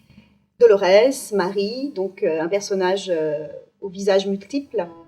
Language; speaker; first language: French; native; French